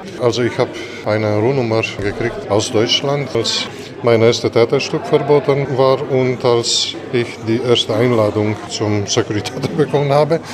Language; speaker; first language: German; non-native, fluent; Romanian